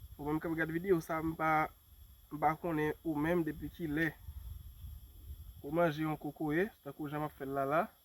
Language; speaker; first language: Haitian Creole; native; Haitian Creole